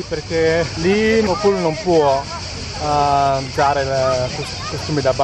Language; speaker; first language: Italian; non-native, fluent; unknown